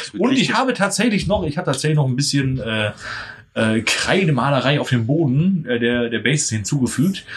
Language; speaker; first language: German; native; German